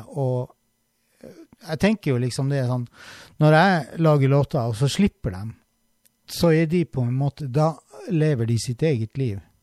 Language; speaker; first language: Norwegian; native; Norwegian